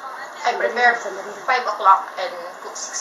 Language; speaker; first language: English; non-native, learner; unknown